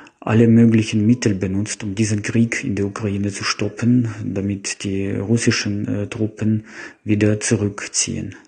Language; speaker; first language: German; non-native, fluent; Ukrainian